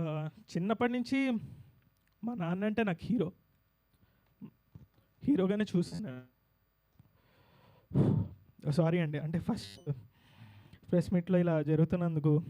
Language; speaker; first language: Telugu; native; Telugu